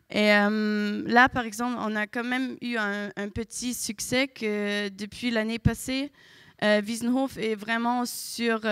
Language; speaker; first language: French; non-native, fluent; German